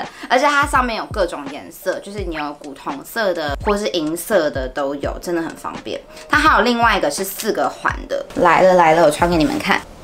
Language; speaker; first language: Chinese; early bilingual, heritage; Chinese